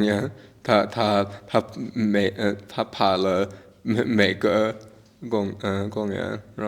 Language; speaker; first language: Chinese; non-native, learner; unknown